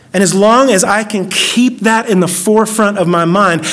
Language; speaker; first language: English; native; English